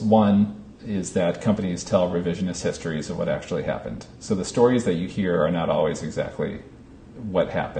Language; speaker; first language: English; native; English